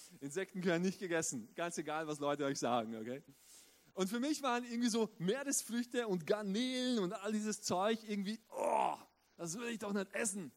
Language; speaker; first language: German; early bilingual, other home language; Romanian